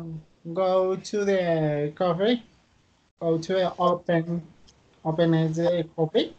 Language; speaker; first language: English; non-native, learner; Spanish